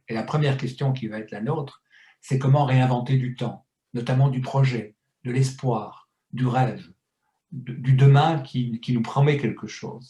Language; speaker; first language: French; native; French